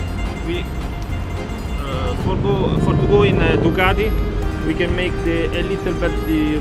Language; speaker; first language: English; non-native, learner; Italian